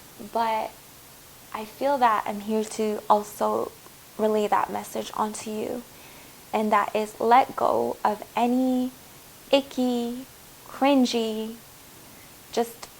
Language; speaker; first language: English; native; English